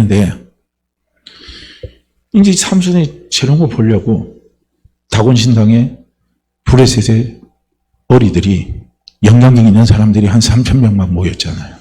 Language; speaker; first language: Korean; native; Korean